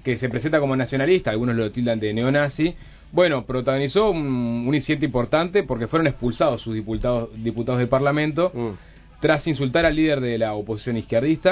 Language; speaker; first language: Spanish; native; Spanish